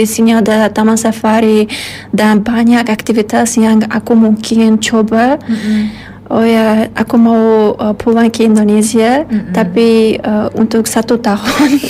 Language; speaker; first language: Indonesian; non-native, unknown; Uzbek